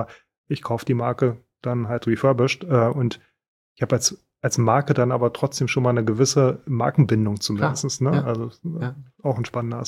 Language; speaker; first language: German; native; German